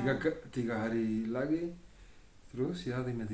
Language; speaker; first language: Indonesian; non-native, learner; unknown